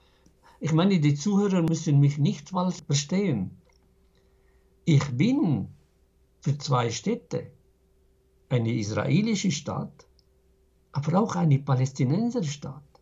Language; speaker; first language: German; non-native, fluent; Arabic